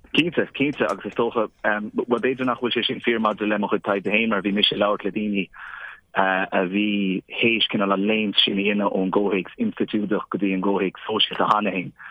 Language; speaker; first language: Irish; native; Irish